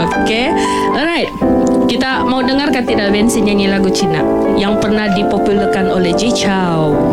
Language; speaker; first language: Malay; native; Malay